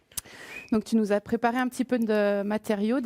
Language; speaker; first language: French; native; French